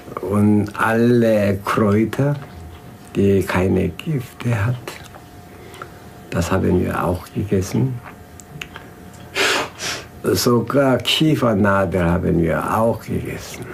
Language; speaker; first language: German; non-native, fluent; Korean